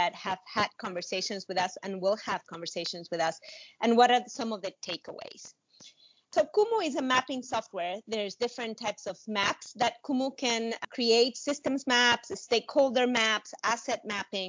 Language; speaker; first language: English; non-native, fluent; Spanish